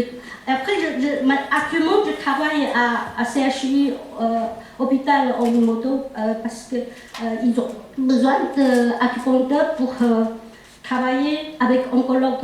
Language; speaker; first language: French; non-native, local second language; Chinese